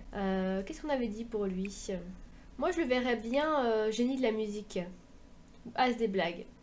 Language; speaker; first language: French; native; French